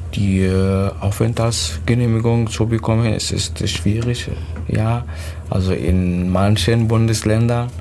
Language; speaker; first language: German; non-native, fluent; Arabic